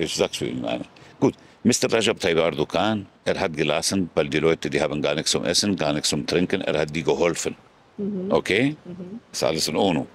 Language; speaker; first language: German; non-native, fluent; Arabic